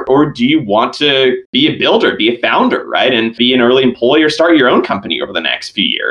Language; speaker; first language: English; native; English